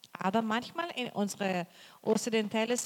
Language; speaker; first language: German; non-native, fluent; Portuguese